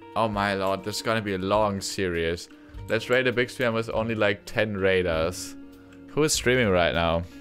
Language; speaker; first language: English; non-native, fluent; German